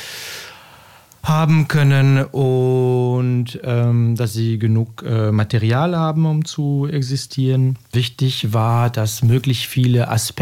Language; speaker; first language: German; non-native, fluent; French